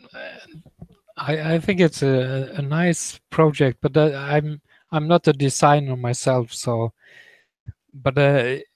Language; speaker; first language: English; non-native, learner; Spanish